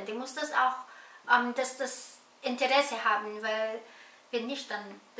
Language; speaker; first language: German; non-native, learner; Filipino